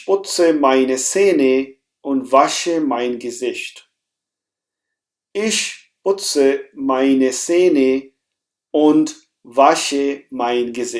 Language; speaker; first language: German; non-native, fluent; Hindi